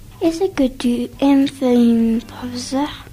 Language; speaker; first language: French; non-native, learner; Spanish